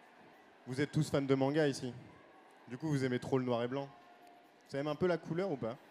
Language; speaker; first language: French; native; French